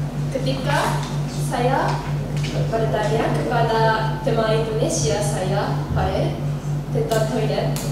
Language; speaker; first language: Indonesian; non-native, learner; Japanese